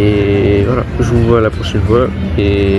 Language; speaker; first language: French; early bilingual, other home language; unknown